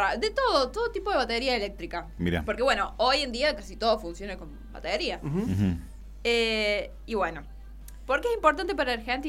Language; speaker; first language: Spanish; native; Spanish